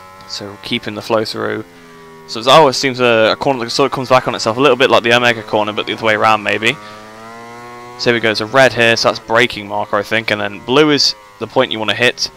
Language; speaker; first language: English; native; English